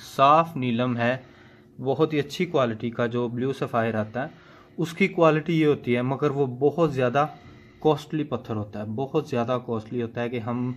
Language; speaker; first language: Urdu; native; Urdu